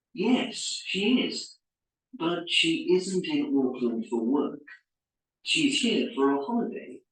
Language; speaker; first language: English; non-native, learner; Spanish